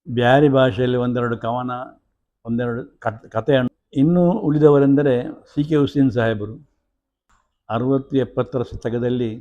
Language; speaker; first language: Kannada; non-native, local second language; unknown